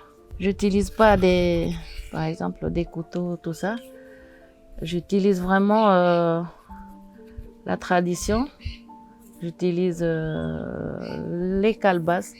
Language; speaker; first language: French; non-native, local second language; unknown